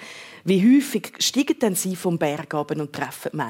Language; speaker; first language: German; native; German